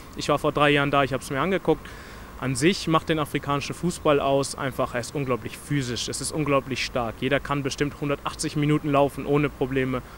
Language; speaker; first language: German; native; German